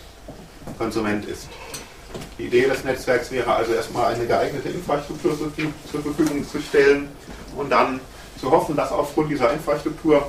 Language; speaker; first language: German; native; German